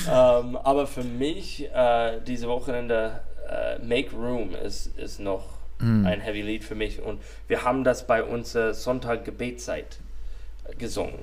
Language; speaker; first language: German; non-native, fluent; English